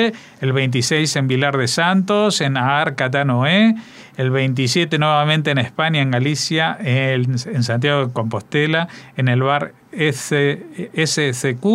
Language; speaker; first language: Spanish; native; Spanish